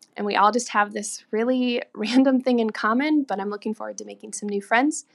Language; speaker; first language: English; native; English